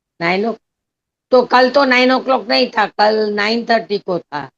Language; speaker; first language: Hindi; non-native, local second language; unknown